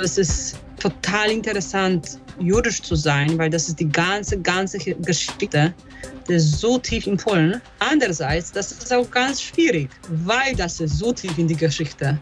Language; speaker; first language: German; non-native, fluent; Polish